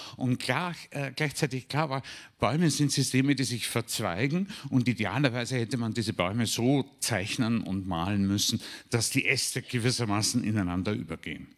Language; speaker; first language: German; native; German